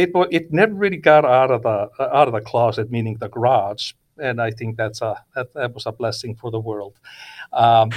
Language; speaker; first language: English; non-native, fluent; Icelandic